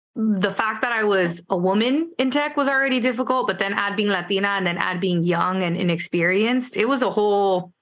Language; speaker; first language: English; early bilingual, other home language; Spanish